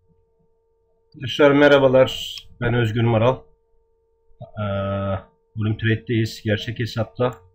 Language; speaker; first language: Turkish; native; Turkish